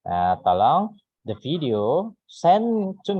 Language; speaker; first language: English; non-native, fluent; Indonesian